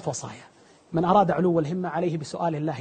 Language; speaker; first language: Arabic; native; Arabic